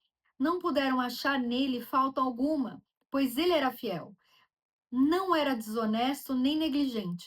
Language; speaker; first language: Portuguese; native; Portuguese